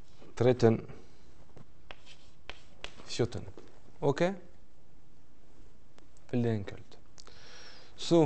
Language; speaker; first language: Norwegian; non-native, fluent; French